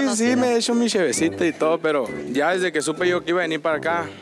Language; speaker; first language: Spanish; native; Spanish